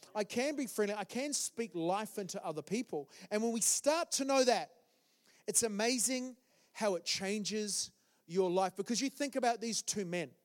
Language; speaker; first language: English; native; English